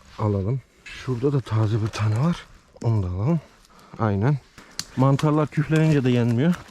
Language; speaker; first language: Turkish; early bilingual, heritage; Turkish